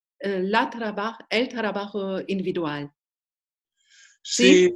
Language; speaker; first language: Spanish; non-native, learner; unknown